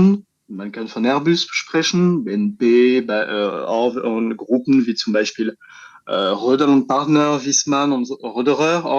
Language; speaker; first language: German; non-native, fluent; French